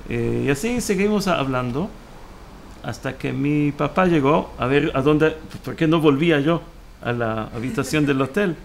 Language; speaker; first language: Spanish; early bilingual, heritage; Hebrew